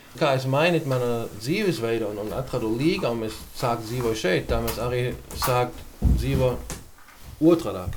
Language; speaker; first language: Latvian; non-native, learner; German